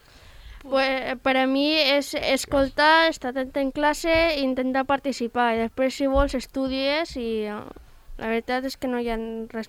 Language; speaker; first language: Catalan; non-native, local second language; Spanish